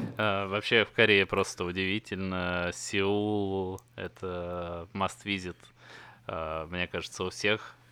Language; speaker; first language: Russian; native; Russian